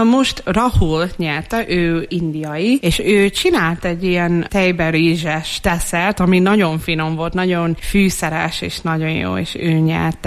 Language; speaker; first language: Hungarian; non-native, fluent; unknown